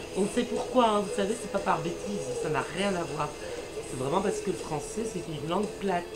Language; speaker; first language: French; early bilingual, other home language; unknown